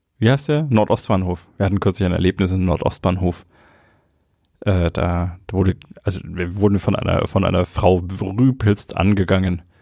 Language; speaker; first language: German; native; German